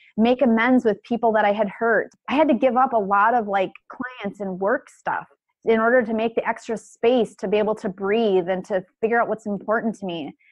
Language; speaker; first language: English; native; English